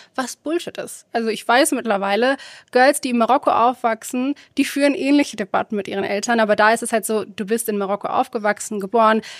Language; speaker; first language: German; early bilingual, other home language; Arabic